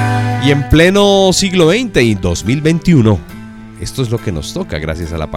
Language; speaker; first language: Spanish; native; Spanish